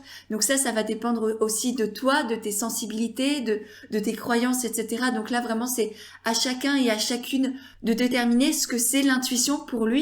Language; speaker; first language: French; native; French